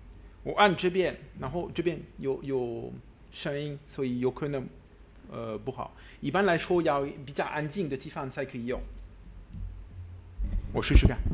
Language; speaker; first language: Chinese; non-native, learner; French